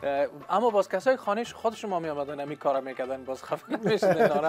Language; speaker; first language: Persian; native; Persian